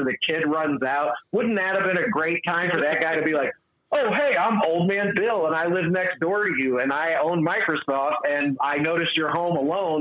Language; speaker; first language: English; native; English